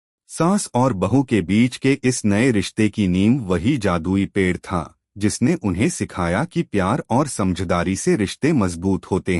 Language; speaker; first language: Hindi; native; Hindi